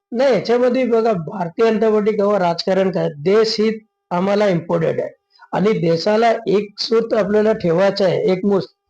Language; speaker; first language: Marathi; non-native, local second language; Urdu